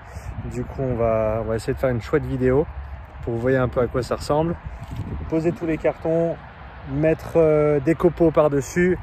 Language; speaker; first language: French; native; French